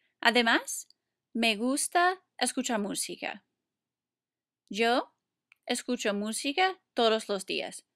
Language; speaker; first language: Spanish; non-native, fluent; English